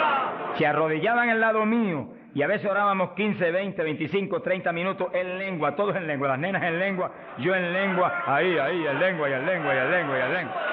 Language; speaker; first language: Spanish; native; Spanish